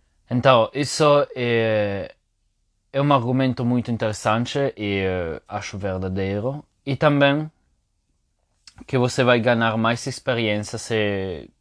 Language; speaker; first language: Portuguese; non-native, fluent; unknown